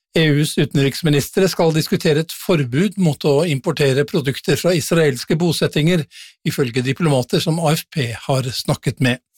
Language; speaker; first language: Norwegian; native; Norwegian